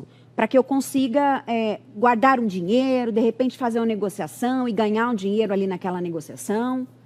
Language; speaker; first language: Portuguese; native; Portuguese